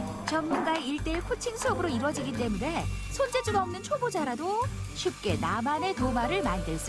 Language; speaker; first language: Korean; native; Korean